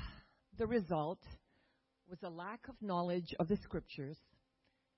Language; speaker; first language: English; non-native, local second language; Filipino